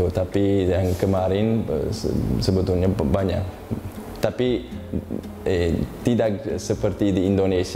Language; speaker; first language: Indonesian; non-native, learner; Uzbek